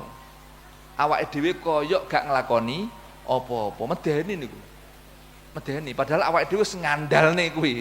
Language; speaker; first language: Indonesian; non-native, local second language; Javanese